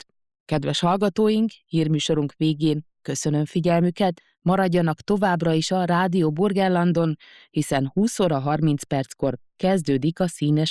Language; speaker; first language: Hungarian; native; Hungarian